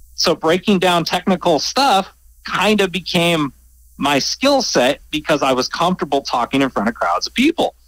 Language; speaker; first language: English; native; English